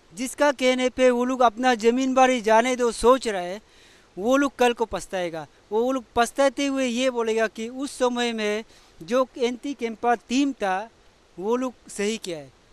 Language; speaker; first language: Hindi; non-native, local second language; Adi